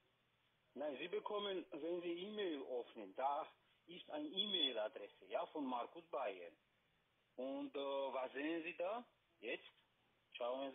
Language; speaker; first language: German; non-native, fluent; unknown